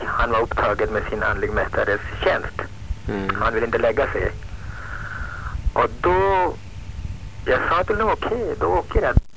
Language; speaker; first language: Swedish; non-native, fluent; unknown